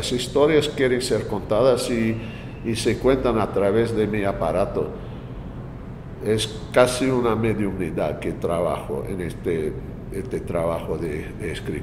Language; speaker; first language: Spanish; non-native, fluent; English